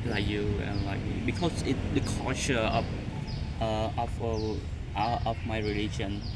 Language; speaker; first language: English; non-native, learner; Khmer